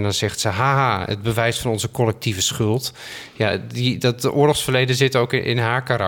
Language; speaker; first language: Dutch; native; Dutch